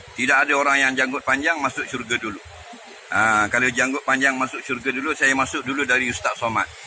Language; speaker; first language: Malay; native; Malay